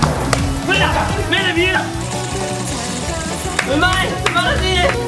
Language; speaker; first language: Japanese; native; Japanese